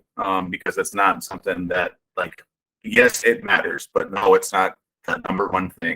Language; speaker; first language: English; native; English